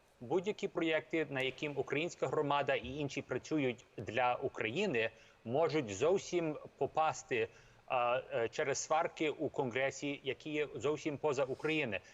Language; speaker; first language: Ukrainian; early bilingual, heritage; Ukrainian